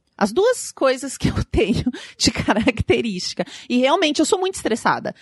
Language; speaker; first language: Portuguese; native; Portuguese